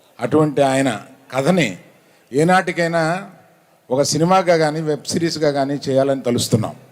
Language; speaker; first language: Telugu; native; Telugu